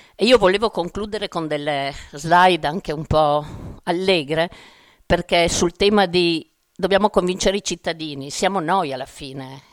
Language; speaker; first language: Italian; native; Italian